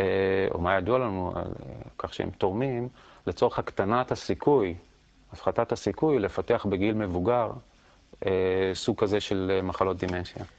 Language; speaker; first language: Hebrew; native; Hebrew